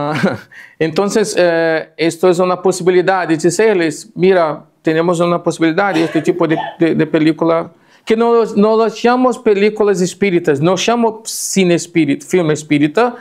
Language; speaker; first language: Spanish; non-native, fluent; Portuguese